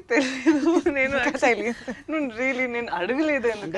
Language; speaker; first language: Telugu; non-native, learner; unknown